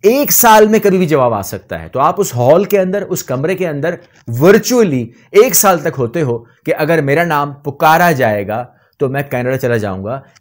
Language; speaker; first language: Urdu; native; Urdu